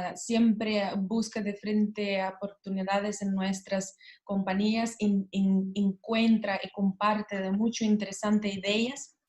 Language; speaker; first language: Spanish; non-native, learner; Russian